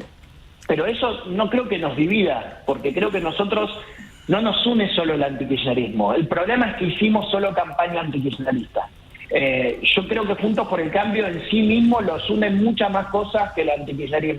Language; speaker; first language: Spanish; native; Spanish